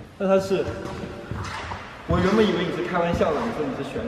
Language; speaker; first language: Chinese; native; Chinese